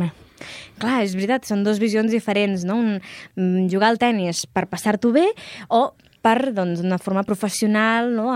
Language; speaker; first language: Catalan; native; Catalan